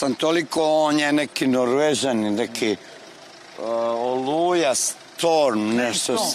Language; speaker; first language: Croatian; non-native, learner; Portuguese